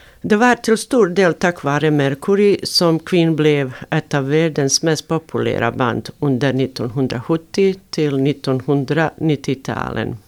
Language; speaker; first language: Swedish; non-native, learner; Arabic